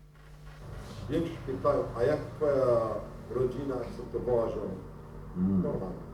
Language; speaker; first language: Polish; non-native, learner; Arabic